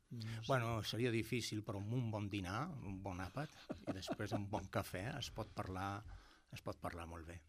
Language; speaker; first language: Catalan; non-native, local second language; Spanish